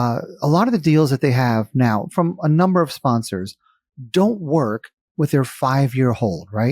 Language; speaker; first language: English; native; English